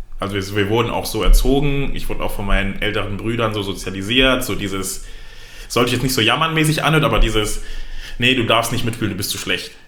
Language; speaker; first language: German; early bilingual, other home language; Lingala